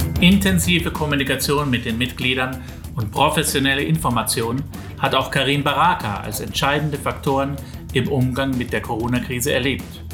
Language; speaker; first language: German; native; German